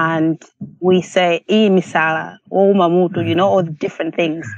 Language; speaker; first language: English; non-native, local second language; Nyanja